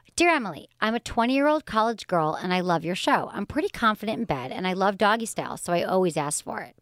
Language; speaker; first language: English; native; English